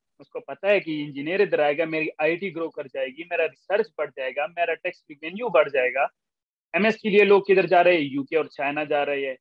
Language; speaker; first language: Urdu; non-native, local second language; Pashto